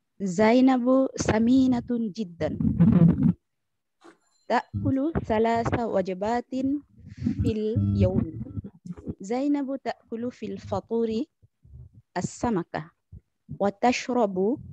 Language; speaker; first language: Arabic; non-native, learner; Bangla